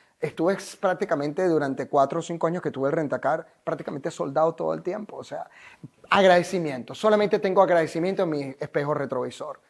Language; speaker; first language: Spanish; native; Spanish